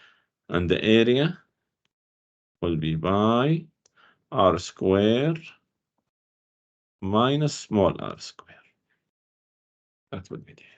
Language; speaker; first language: English; non-native, fluent; Arabic